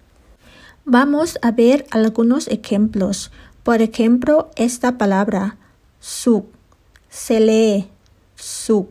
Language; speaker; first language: Spanish; non-native, fluent; Thai